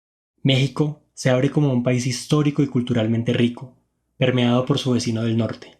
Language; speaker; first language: Spanish; native; Spanish